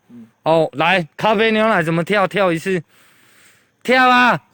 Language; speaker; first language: Chinese; native; Chinese